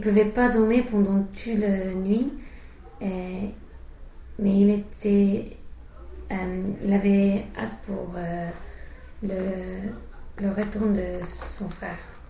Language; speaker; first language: French; non-native, fluent; English